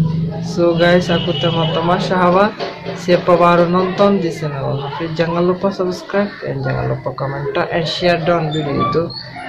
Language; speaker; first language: Indonesian; non-native, learner; Bangla